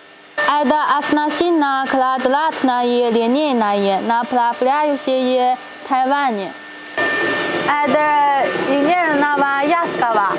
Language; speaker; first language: Russian; non-native, learner; Chinese